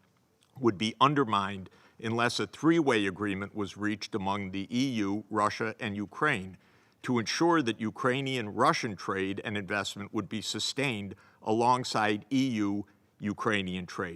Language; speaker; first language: English; native; English